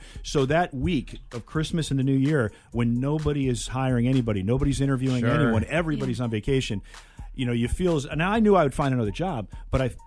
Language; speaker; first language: English; native; English